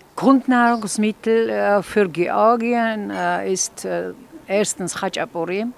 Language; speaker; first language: German; non-native, fluent; Georgian